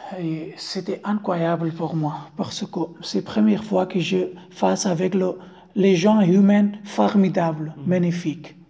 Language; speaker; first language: French; non-native, learner; Pashto